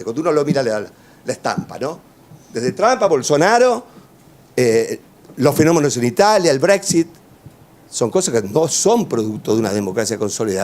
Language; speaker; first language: Spanish; native; Spanish